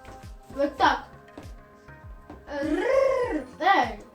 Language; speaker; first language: Russian; early bilingual, heritage; Russian